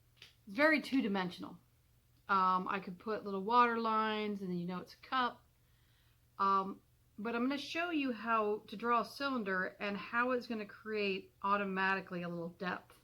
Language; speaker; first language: English; native; English